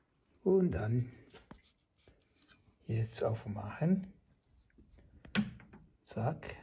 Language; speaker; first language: German; non-native, fluent; Kinyarwanda